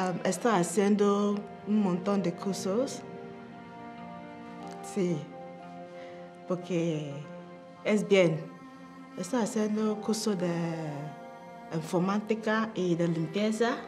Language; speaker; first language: Spanish; non-native, learner; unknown